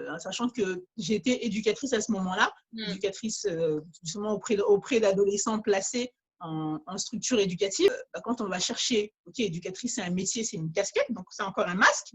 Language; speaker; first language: French; early bilingual, other home language; Bambara